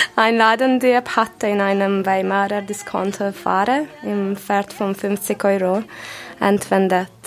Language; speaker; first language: German; non-native, learner; Icelandic